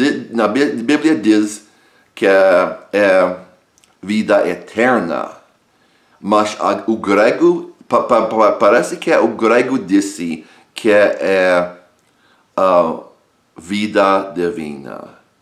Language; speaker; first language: Portuguese; non-native, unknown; English